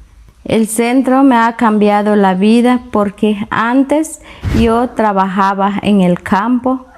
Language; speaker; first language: Spanish; non-native, local second language; Kaqchikel